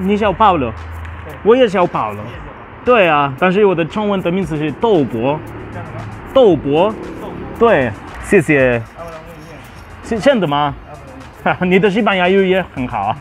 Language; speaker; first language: Chinese; non-native, learner; Spanish